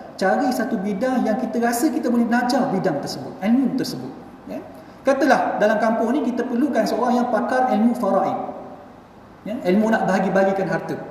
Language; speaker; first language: Malay; native; Malay